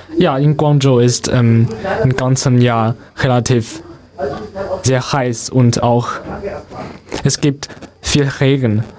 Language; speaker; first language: German; non-native, learner; Cantonese